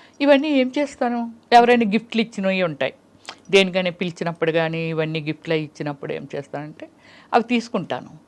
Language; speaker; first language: Telugu; native; Telugu